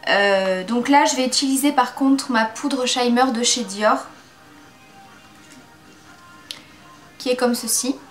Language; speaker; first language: French; native; French